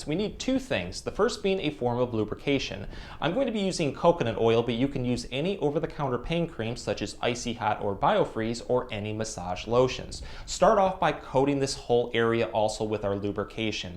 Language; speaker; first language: English; native; English